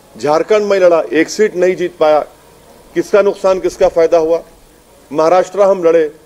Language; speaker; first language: Hindi; non-native, local second language; Urdu